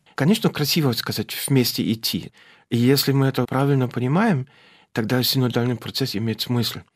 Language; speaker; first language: Russian; non-native, fluent; German